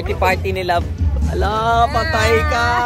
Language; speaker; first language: Filipino; native; Filipino